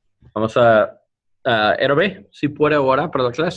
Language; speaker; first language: Spanish; non-native, learner; English